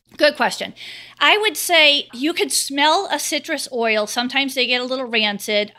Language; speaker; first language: English; native; English